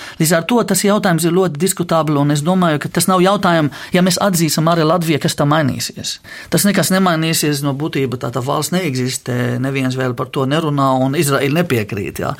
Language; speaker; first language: Latvian; non-native, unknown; Arabic